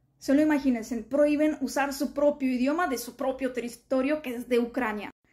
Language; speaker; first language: Spanish; non-native, fluent; Ukrainian